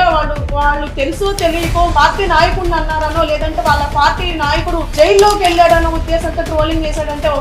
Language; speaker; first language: Telugu; native; Telugu